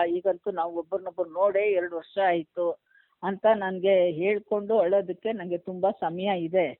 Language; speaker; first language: Kannada; native; Kannada